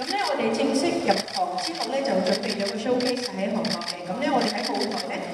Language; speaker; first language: Korean; non-native, fluent; Cantonese